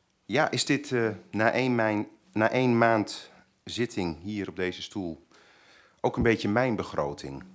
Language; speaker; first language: Dutch; native; Dutch